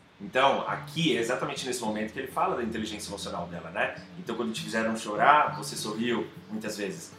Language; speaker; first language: Portuguese; native; Portuguese